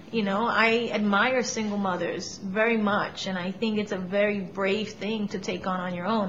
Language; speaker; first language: English; early bilingual, other home language; Spanish